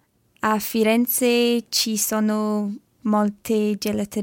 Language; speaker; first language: Italian; non-native, learner; English